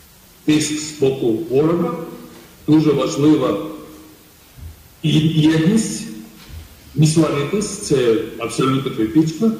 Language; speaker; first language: Ukrainian; non-native, fluent; Georgian